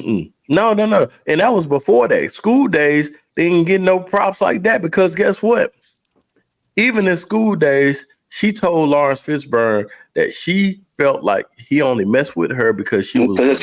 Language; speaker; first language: English; native; English